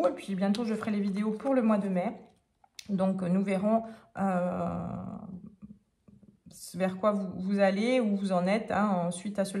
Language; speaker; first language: French; native; French